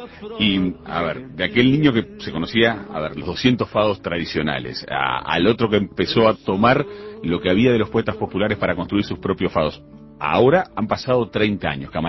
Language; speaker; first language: Spanish; native; Spanish